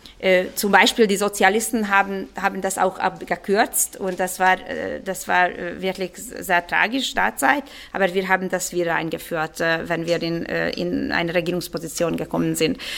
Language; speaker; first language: German; non-native, fluent; Hungarian